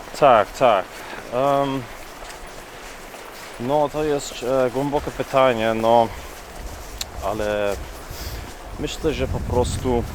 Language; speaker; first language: Polish; early bilingual, heritage; Polish